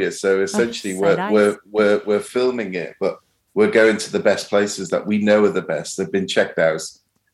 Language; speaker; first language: English; native; English